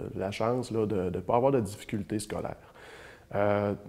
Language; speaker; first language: French; native; French